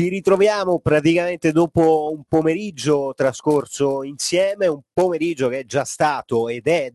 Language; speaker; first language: Italian; native; Italian